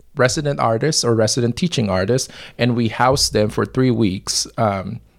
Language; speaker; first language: English; non-native, local second language; Filipino